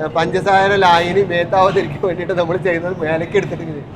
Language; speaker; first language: Malayalam; early bilingual, heritage; Malayalam